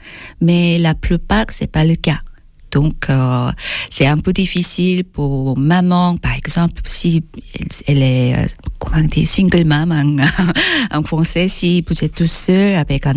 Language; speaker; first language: French; non-native, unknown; Korean